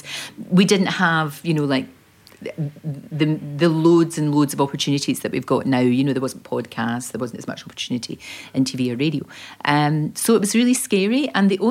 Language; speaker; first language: English; native; English